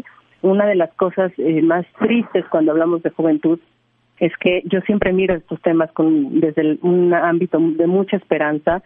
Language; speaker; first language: Spanish; native; Spanish